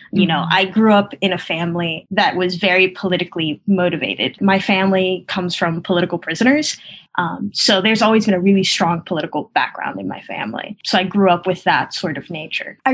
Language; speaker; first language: English; early bilingual, other home language; Spanish